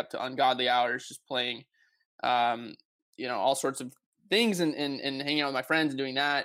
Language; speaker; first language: English; native; English